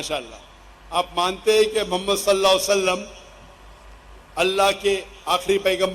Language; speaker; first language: Hindi; non-native, local second language; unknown